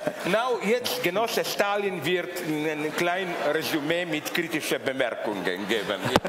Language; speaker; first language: German; non-native, learner; Slovenian